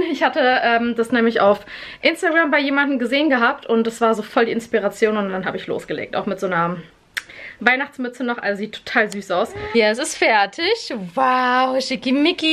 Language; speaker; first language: German; native; German